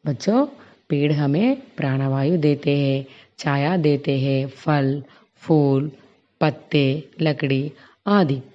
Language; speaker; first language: Hindi; non-native, local second language; Telugu